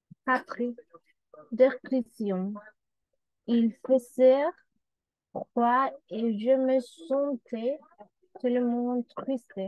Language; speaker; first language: French; non-native, learner; Spanish